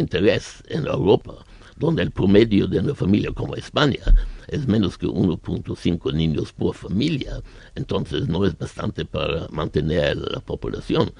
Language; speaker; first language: Spanish; non-native, learner; German